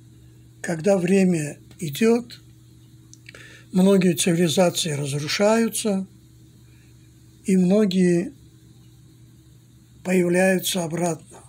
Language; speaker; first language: Russian; non-native, fluent; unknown